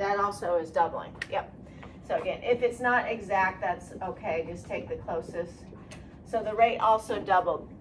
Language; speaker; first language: English; native; English